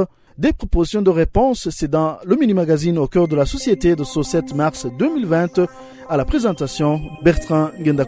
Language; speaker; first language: French; non-native, local second language; Rundi